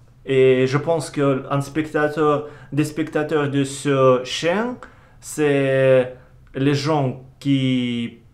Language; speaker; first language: French; non-native, learner; Russian